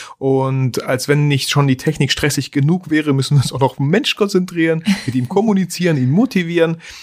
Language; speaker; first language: German; early bilingual, other home language; Russian